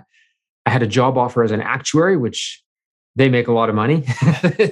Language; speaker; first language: English; native; English